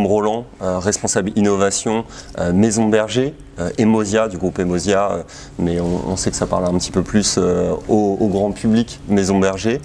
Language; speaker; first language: French; native; French